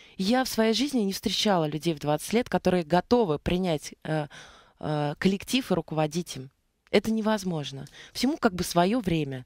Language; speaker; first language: Russian; native; Russian